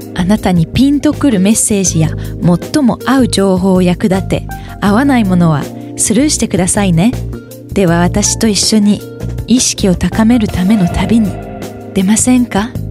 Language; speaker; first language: Japanese; non-native, fluent; French